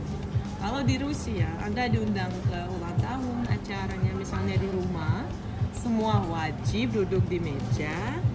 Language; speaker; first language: Indonesian; non-native, fluent; Russian